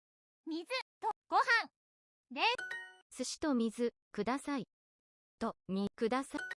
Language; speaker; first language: Japanese; non-native, learner; English